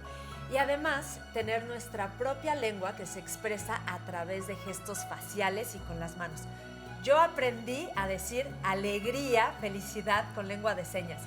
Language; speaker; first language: Spanish; native; Spanish